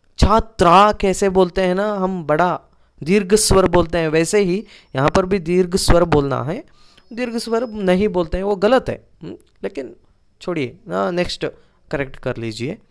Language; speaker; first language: Hindi; non-native, local second language; Kannada